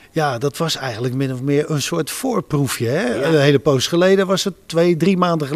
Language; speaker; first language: Dutch; native; Dutch